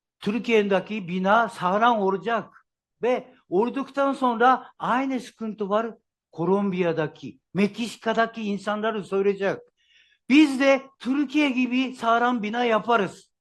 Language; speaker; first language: Turkish; non-native, learner; Japanese